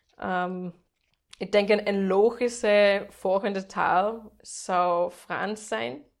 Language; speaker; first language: English; non-native, fluent; German